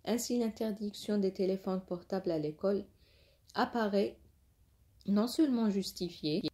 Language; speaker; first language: French; non-native, local second language; Arabic